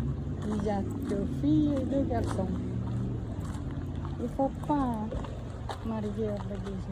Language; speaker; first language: French; non-native, fluent; Khmer